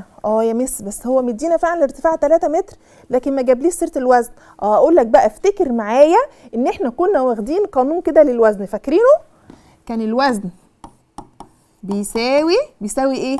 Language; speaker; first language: Arabic; native; Arabic